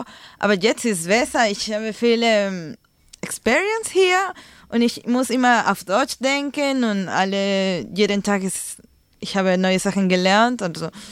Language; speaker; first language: German; non-native, learner; Spanish